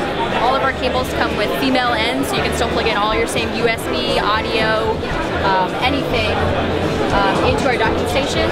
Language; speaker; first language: English; native; English